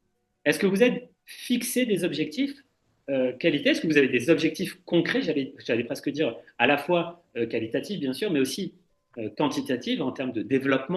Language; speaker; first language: French; native; French